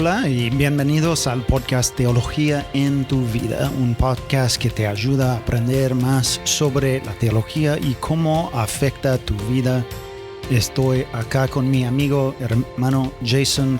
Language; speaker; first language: Spanish; non-native, fluent; English